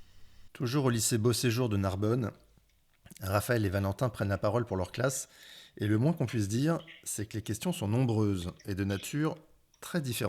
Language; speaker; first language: French; native; French